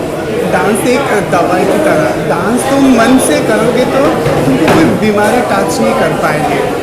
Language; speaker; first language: Hindi; non-native, local second language; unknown